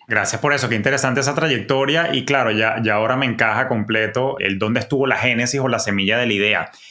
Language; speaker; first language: Spanish; native; Spanish